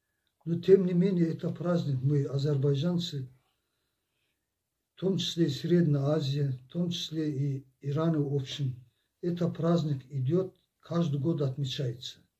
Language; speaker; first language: Russian; non-native, local second language; Azerbaijani